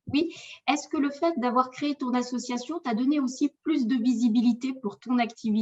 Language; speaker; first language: French; native; French